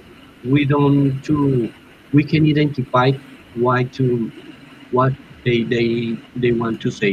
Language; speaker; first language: English; non-native, learner; Spanish